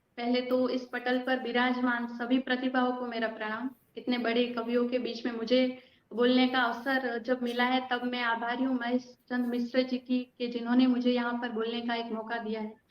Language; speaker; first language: Hindi; non-native, local second language; Gujarati